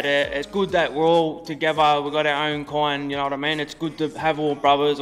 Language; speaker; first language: English; native; English